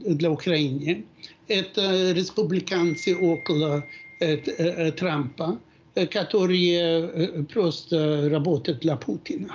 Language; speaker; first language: Russian; non-native, fluent; Swedish